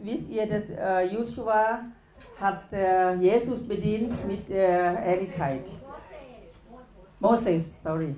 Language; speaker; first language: German; non-native, learner; Thai